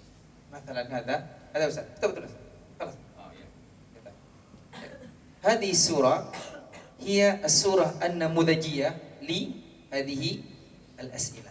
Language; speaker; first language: Arabic; non-native, fluent; Malay